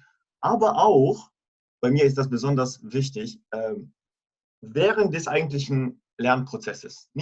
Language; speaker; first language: German; non-native, fluent; Italian